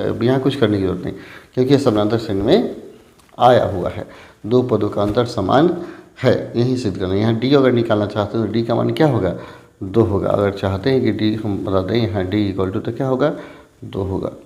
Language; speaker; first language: Hindi; native; Hindi